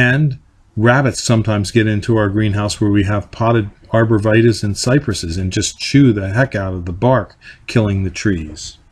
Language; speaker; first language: English; native; English